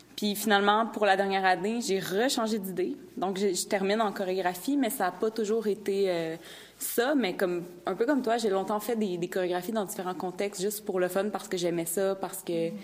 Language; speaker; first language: French; native; French